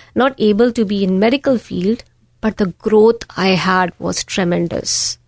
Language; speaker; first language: English; non-native, local second language; Hindi